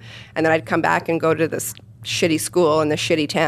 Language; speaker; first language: English; non-native, fluent; Ukrainian